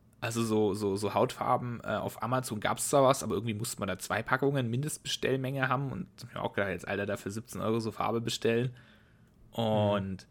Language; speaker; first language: German; native; German